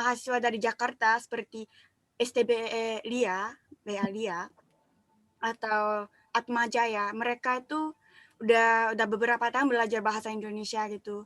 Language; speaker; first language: Indonesian; non-native, fluent; Japanese